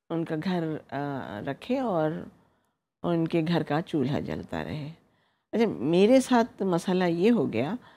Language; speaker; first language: Urdu; native; Urdu